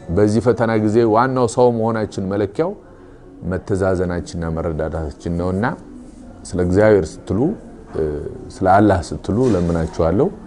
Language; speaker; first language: Amharic; native; Amharic